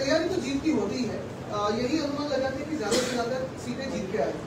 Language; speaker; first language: Hindi; non-native, local second language; Marathi